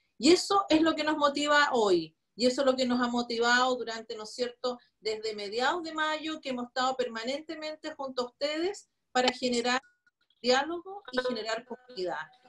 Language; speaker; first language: Spanish; native; Spanish